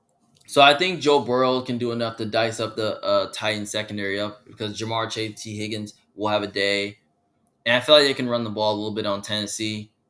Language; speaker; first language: English; native; English